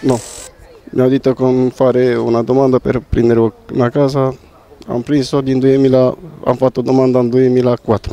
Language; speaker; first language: Italian; non-native, learner; Romanian